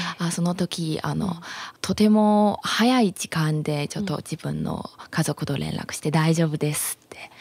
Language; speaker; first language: Japanese; non-native, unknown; Chinese